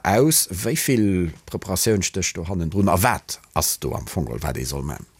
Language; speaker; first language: Luxembourgish; native; Luxembourgish